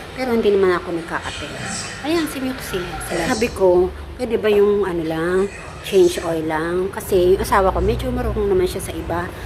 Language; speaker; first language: Filipino; native; Filipino